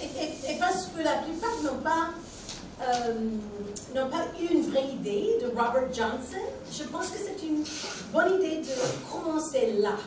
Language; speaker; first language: French; non-native, fluent; English